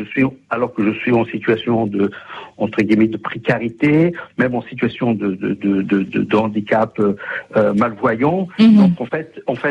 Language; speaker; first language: French; non-native, local second language; Kabyle